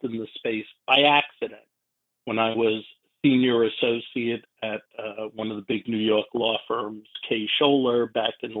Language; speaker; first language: English; native; English